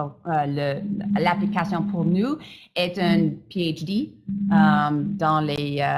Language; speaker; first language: French; non-native, fluent; English